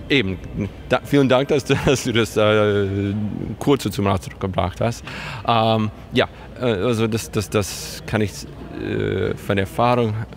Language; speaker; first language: German; non-native, fluent; English